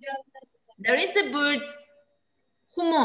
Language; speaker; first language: English; non-native, fluent; Uzbek